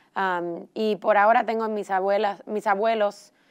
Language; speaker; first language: Spanish; early bilingual, heritage; Spanish